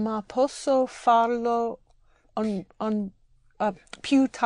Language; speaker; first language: Italian; non-native, learner; English